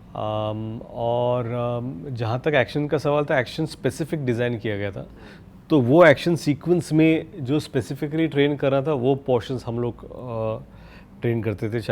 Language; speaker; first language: Hindi; non-native, local second language; Marathi